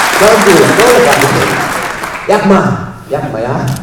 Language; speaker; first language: Turkish; non-native, fluent; Italian